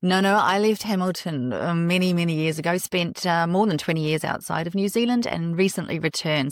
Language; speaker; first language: English; native; English